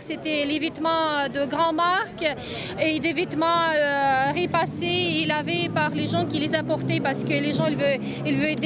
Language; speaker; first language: French; non-native, fluent; Russian